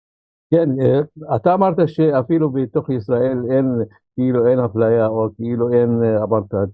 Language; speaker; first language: Hebrew; non-native, local second language; Arabic